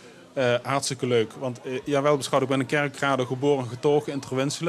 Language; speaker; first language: Dutch; native; Dutch